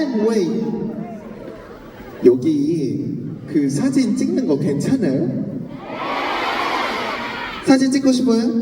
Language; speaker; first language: Korean; non-native, fluent; Thai